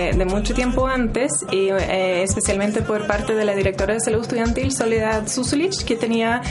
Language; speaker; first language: Spanish; non-native, fluent; English